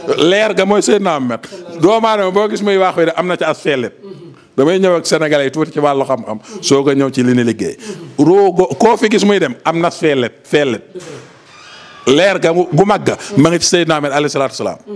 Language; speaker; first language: Wolof; native; Wolof